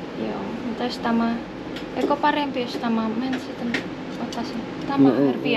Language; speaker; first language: Finnish; non-native, learner; Indonesian